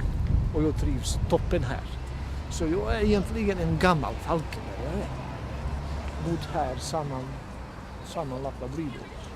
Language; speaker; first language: Swedish; non-native, fluent; Bosnian